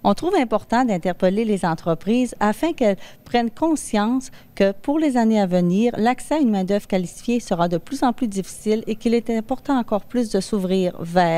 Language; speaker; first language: French; native; French